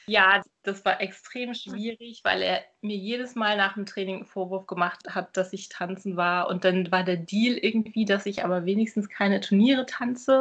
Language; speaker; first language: German; native; German